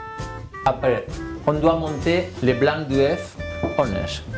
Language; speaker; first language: French; non-native, fluent; Spanish